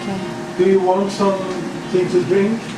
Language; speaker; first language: English; non-native, fluent; Swedish